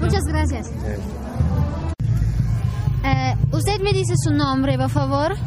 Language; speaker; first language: Spanish; non-native, learner; German